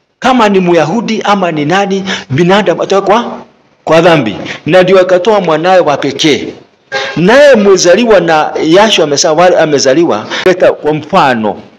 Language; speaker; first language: Swahili; non-native, local second language; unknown